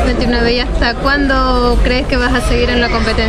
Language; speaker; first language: Spanish; native; Spanish